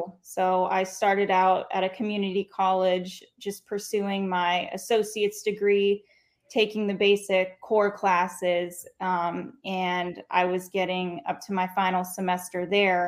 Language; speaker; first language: English; native; English